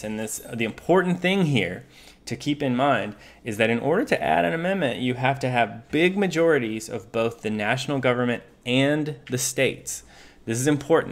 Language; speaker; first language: English; native; English